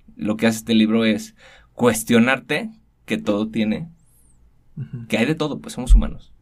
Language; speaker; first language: Spanish; native; Spanish